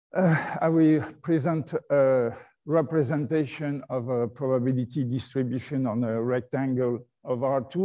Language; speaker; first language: English; non-native, fluent; French